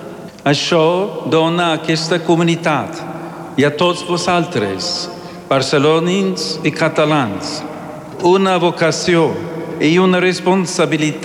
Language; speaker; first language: Catalan; non-native, learner; English